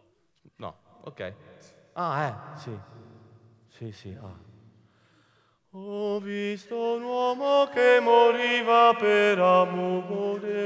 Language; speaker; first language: Italian; native; Italian